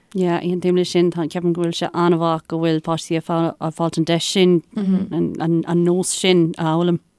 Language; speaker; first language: Irish; non-native, local second language; English